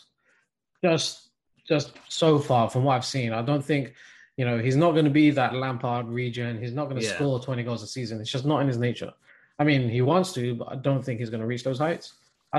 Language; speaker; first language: English; native; English